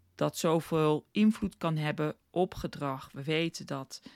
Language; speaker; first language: Dutch; early bilingual, heritage; Afrikaans